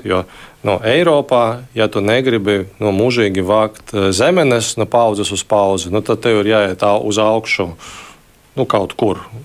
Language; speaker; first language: Latvian; non-native, local second language; Russian